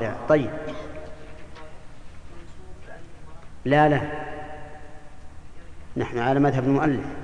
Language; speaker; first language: Arabic; native; Arabic